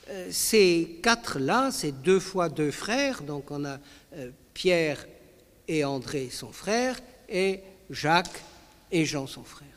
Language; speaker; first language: French; native; French